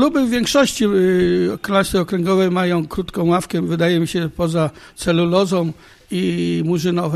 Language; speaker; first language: Polish; native; Polish